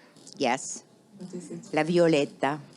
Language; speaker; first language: English; non-native, fluent; French